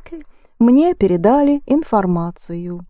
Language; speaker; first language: Russian; non-native, fluent; English